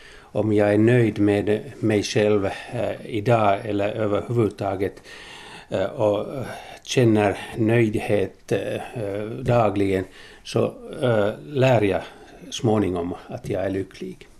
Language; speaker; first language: Swedish; non-native, local second language; Finnish